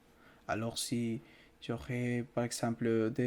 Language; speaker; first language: French; non-native, fluent; Spanish